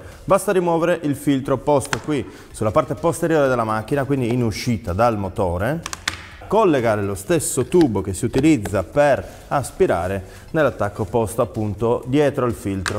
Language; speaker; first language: Italian; native; Italian